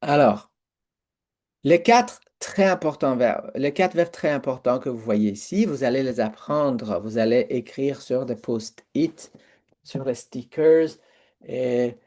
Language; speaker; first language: French; non-native, fluent; Persian